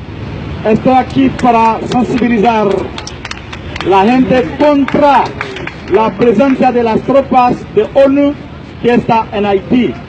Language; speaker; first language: Spanish; non-native, fluent; Haitian Creole